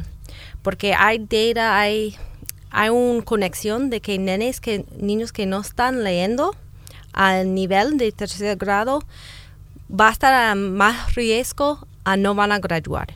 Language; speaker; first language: Spanish; non-native, fluent; English